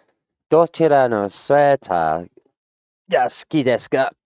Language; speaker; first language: Japanese; non-native, learner; English